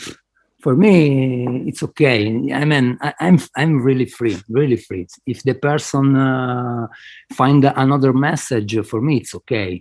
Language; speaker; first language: English; non-native, fluent; Spanish